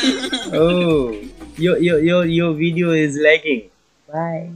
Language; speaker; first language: English; non-native, learner; Hindi